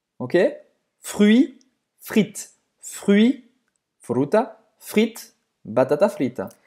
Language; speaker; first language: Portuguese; non-native, fluent; French